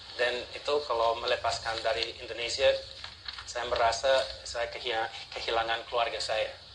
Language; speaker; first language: Indonesian; non-native, fluent; English